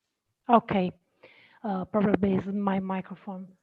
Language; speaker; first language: English; non-native, learner; Italian